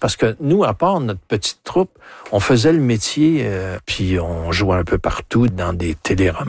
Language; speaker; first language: French; native; French